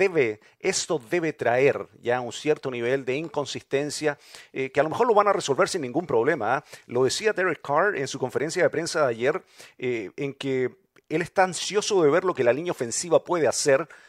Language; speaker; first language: Spanish; native; Spanish